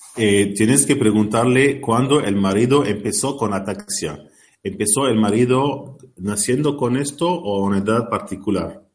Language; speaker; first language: Spanish; non-native, learner; Arabic